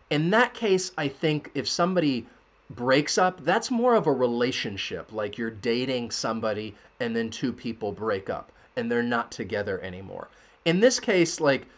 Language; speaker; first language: English; native; English